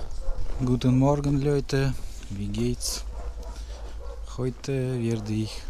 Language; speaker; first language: German; non-native, learner; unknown